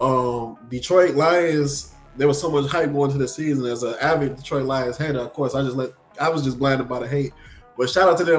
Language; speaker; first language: English; native; English